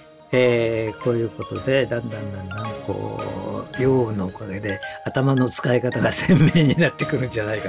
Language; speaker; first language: Japanese; native; Japanese